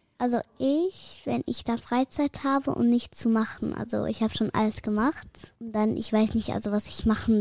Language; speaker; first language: German; early bilingual, other home language; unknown